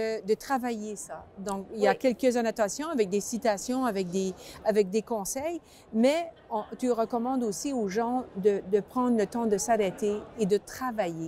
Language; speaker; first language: French; native; French